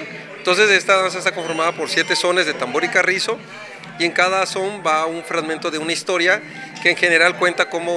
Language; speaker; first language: Spanish; native; Spanish